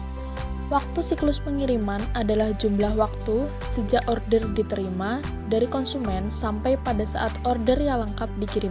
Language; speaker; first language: Indonesian; native; Indonesian